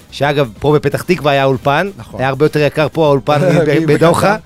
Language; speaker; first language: Hebrew; early bilingual, other home language; Spanish